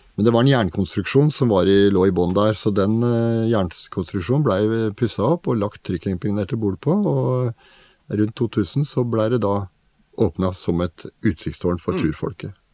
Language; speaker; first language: Norwegian; native; Norwegian